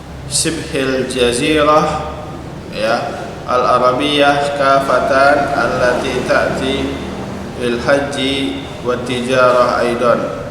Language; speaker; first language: Arabic; non-native, fluent; Indonesian